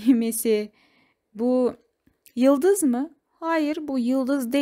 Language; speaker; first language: Turkish; non-native, fluent; Kazakh